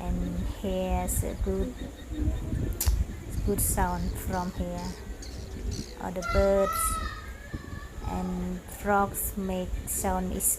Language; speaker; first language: English; non-native, learner; Khmer